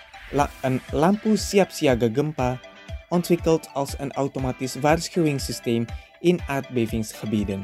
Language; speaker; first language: Dutch; non-native, fluent; Indonesian